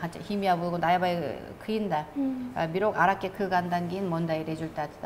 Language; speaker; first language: Kyrgyz; non-native, learner; Korean